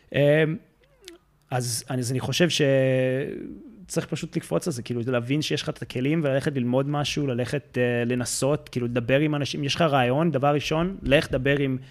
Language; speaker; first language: Hebrew; early bilingual, heritage; Hebrew